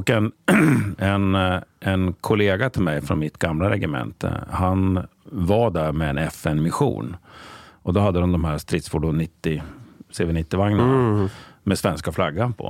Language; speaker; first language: Swedish; native; Swedish